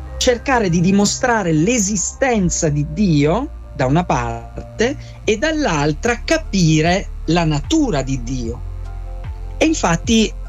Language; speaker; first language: Italian; native; Italian